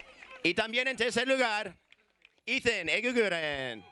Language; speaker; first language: Spanish; non-native, learner; English